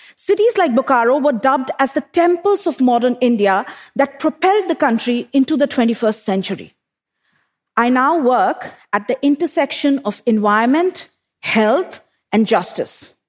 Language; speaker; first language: English; non-native, local second language; Hindi